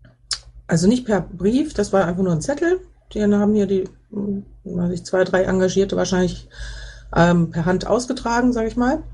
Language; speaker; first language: German; native; German